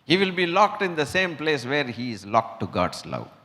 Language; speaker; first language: English; non-native, local second language; Tamil